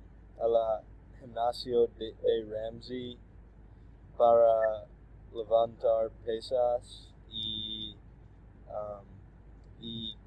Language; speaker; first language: Spanish; non-native, learner; English